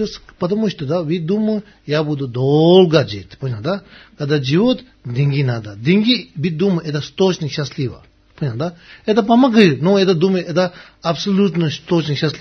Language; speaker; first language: Russian; non-native, learner; Tibetan